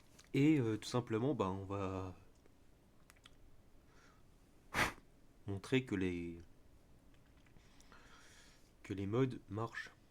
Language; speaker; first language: French; native; French